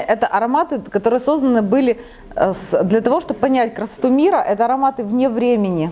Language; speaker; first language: Russian; native; Russian